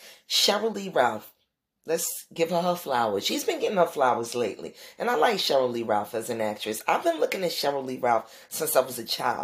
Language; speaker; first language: English; native; English